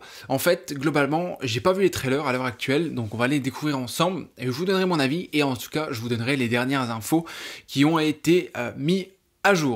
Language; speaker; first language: French; native; French